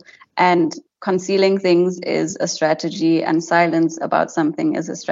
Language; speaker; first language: English; native; English